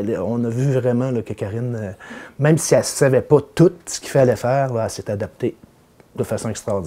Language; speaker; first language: French; native; French